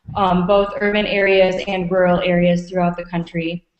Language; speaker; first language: English; native; English